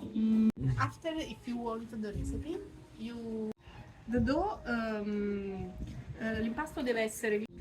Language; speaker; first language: English; non-native, learner; Italian